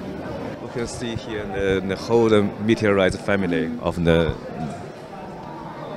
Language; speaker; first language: English; non-native, learner; Chinese